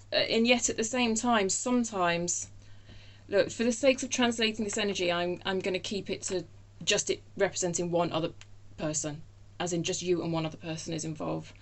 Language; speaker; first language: English; native; English